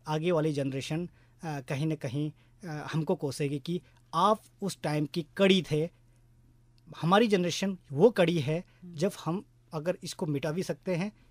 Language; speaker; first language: Hindi; non-native, local second language; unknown